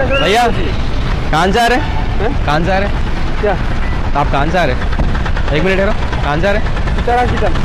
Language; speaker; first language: Hindi; non-native, local second language; Telugu